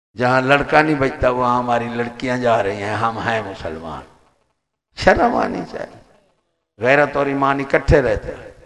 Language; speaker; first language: Urdu; native; Urdu